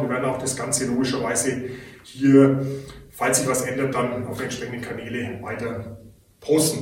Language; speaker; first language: German; native; German